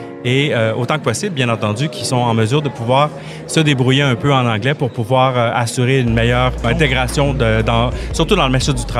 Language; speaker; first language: French; native; French